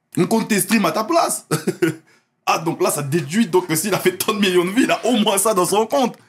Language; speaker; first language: French; native; French